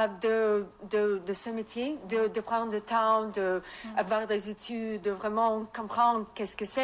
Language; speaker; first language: French; non-native, learner; Russian